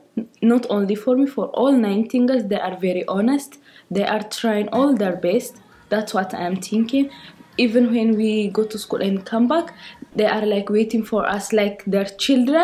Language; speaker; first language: English; non-native, learner; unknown